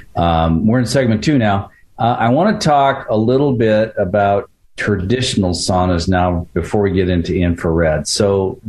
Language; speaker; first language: English; early bilingual, other home language; Ukrainian